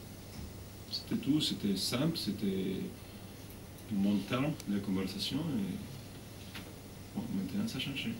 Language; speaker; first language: French; non-native, fluent; Spanish